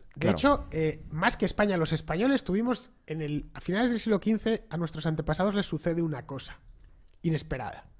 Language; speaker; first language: Spanish; native; Spanish